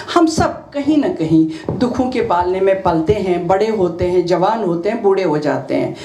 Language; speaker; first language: Urdu; non-native, local second language; Kashmiri